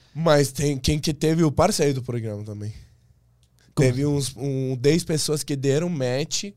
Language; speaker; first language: Portuguese; non-native, fluent; Persian